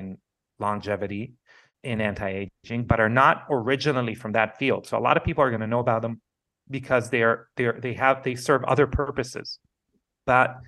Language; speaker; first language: English; non-native, fluent; Hebrew